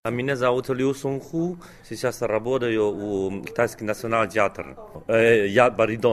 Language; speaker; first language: Russian; non-native, learner; Chinese